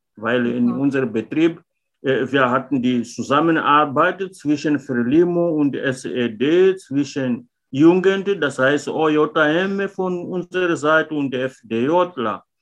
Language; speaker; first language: German; non-native, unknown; Portuguese